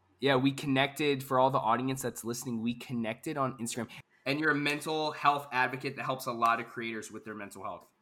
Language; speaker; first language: English; native; English